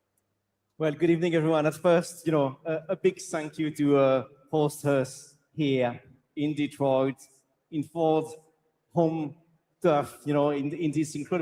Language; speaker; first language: English; non-native, fluent; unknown